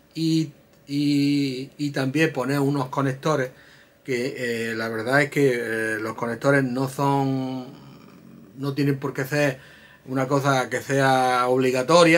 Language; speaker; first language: Spanish; native; Spanish